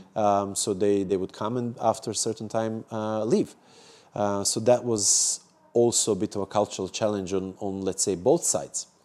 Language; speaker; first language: English; non-native, fluent; Serbian